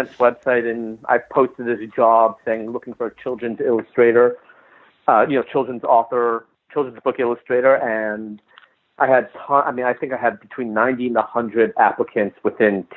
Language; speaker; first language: English; native; English